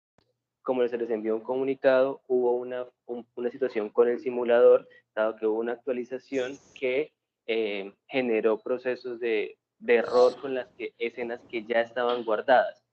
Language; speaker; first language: Spanish; native; Spanish